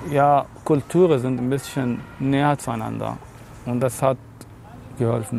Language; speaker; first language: German; non-native, fluent; Arabic